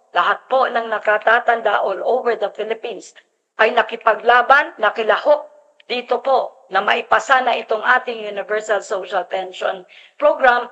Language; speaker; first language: Filipino; native; Filipino